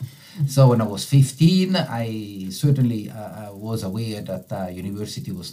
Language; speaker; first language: English; non-native, fluent; Italian